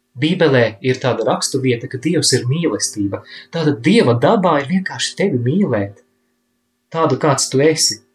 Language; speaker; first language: Latvian; native; Latvian